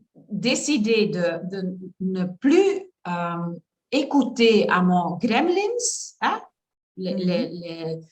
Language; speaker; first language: French; non-native, learner; Dutch